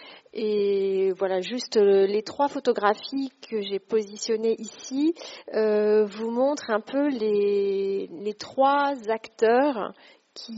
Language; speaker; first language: French; native; French